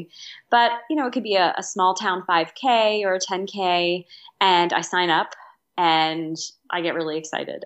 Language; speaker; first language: English; native; English